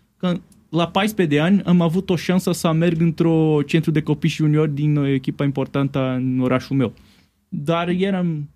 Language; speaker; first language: Romanian; non-native, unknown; Portuguese